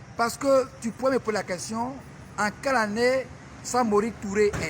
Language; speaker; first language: French; native; French